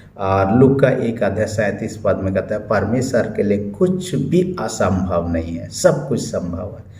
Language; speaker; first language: Hindi; non-native, local second language; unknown